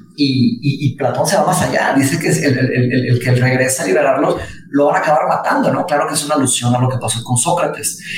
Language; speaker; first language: Spanish; early bilingual, other home language; Portuguese